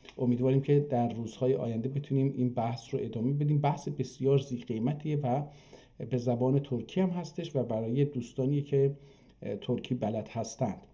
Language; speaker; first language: Persian; non-native, local second language; Azerbaijani